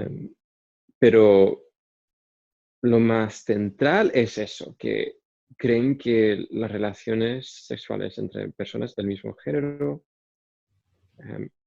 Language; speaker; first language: Spanish; non-native, fluent; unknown